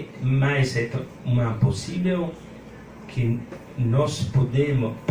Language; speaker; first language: Portuguese; non-native, learner; French